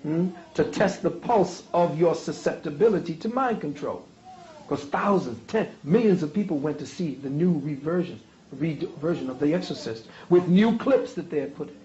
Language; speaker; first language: English; native; English